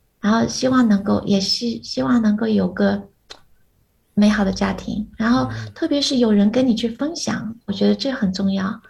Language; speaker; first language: Chinese; native; Chinese